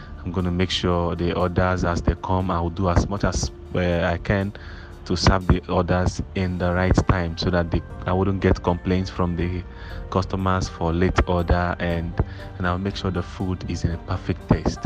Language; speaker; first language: English; non-native, local second language; Igbo